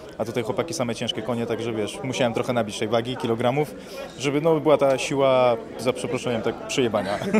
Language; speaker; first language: Polish; early bilingual, other home language; Armenian